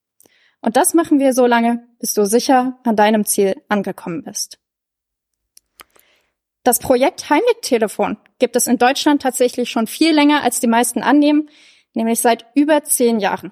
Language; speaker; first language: German; native; German